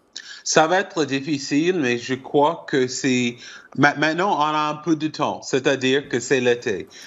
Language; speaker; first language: French; non-native, fluent; English